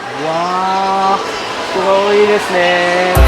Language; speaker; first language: Japanese; non-native, learner; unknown